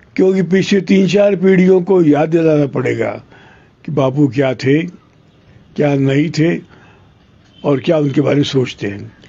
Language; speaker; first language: Hindi; non-native, local second language; Telugu